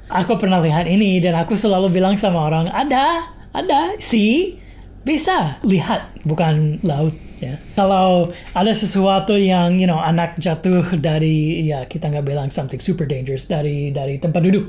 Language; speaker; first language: Indonesian; non-native, fluent; English